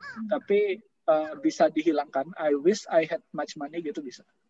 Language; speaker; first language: English; non-native, fluent; Indonesian